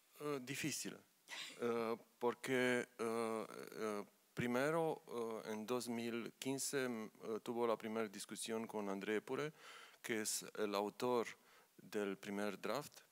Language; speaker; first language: Spanish; non-native, learner; Romanian